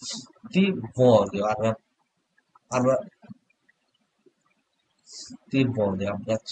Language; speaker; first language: Italian; non-native, learner; Bangla